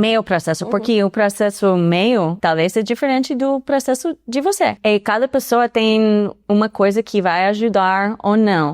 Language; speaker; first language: Portuguese; non-native, fluent; English